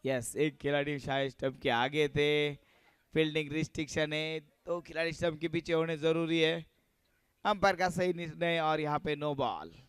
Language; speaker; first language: Hindi; non-native, local second language; Marathi